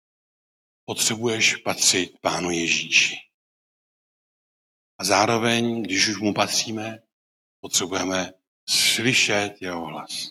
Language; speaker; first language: Czech; non-native, local second language; Polish